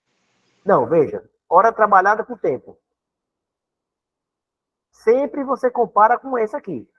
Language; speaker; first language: Portuguese; native; Portuguese